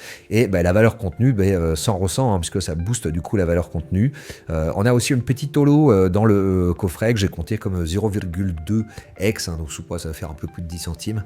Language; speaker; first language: French; native; French